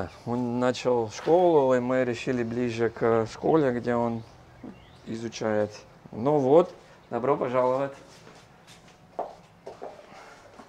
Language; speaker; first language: Russian; non-native, fluent; English